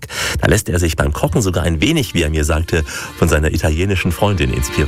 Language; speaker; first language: German; native; German